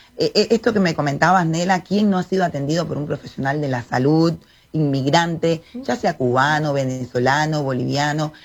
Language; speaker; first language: Spanish; native; Spanish